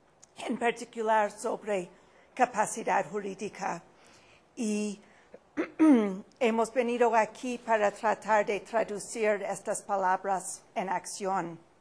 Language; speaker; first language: Spanish; non-native, fluent; English